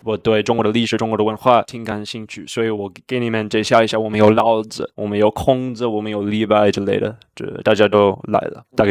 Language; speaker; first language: Chinese; non-native, fluent; English